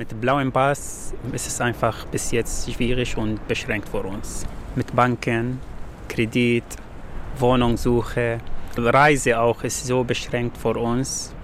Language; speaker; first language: German; non-native, fluent; Arabic